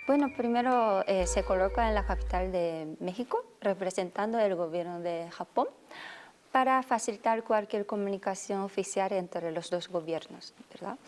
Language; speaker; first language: Spanish; non-native, fluent; Japanese